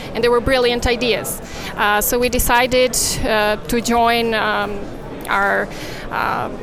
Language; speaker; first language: English; non-native, fluent; Serbian